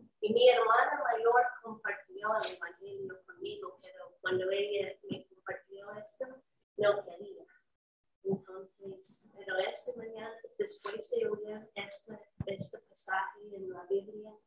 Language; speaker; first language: Spanish; non-native, learner; English